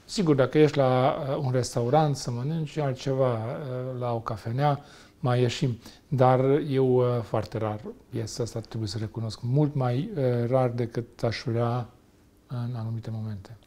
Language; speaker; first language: Romanian; non-native, local second language; Hungarian